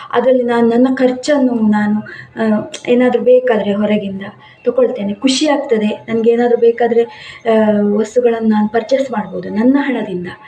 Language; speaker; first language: Kannada; non-native, local second language; Konkani